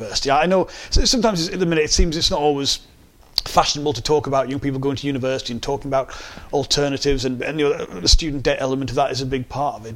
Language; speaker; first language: English; native; English